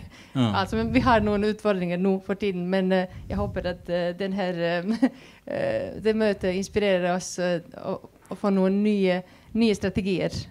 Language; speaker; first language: Swedish; non-native, fluent; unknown